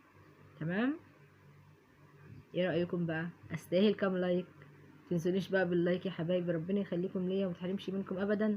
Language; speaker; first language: Arabic; native; Arabic